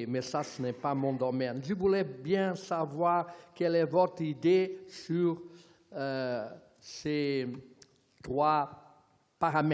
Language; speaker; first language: French; non-native, fluent; Portuguese